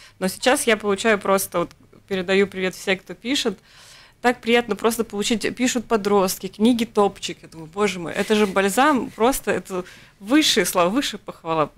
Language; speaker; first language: Russian; native; Russian